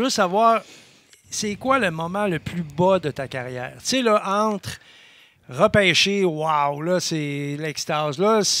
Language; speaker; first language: French; native; French